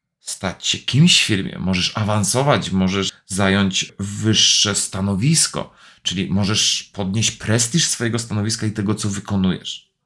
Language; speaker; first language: Polish; native; Polish